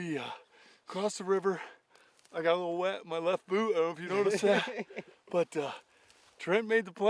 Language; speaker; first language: English; native; English